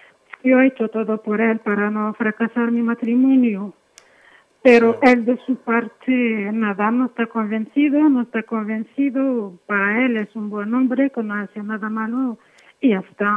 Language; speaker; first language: Spanish; non-native, fluent; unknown